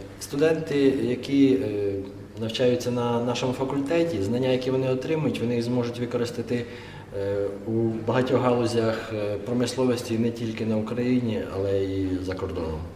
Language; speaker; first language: Ukrainian; native; Ukrainian